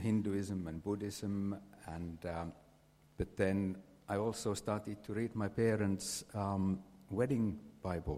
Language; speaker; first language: English; non-native, fluent; Finnish